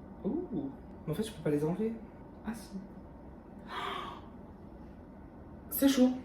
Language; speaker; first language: French; native; French